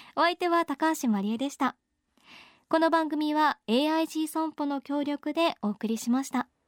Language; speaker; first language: Japanese; native; Japanese